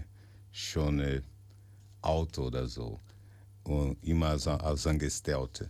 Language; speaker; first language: German; non-native, fluent; Portuguese